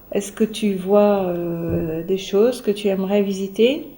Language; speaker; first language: French; native; French